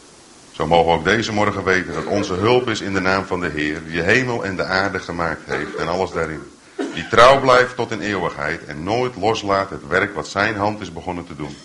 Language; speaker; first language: Dutch; native; Dutch